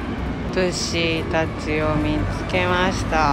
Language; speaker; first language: Italian; non-native, fluent; Japanese